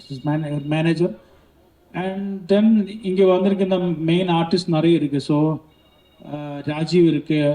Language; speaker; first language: Tamil; non-native, learner; Malayalam